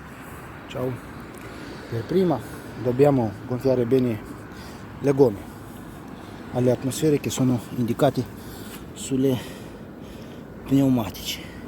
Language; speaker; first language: Italian; non-native, fluent; Romanian